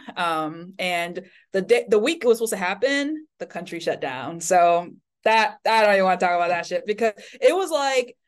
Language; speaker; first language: English; early bilingual, other home language; Chinese